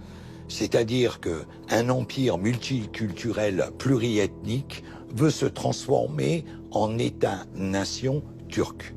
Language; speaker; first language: French; native; French